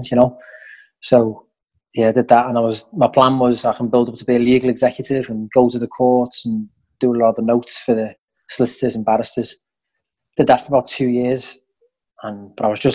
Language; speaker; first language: English; native; English